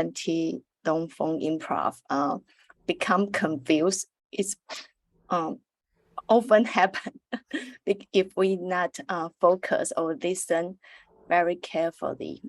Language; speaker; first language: English; non-native, learner; Chinese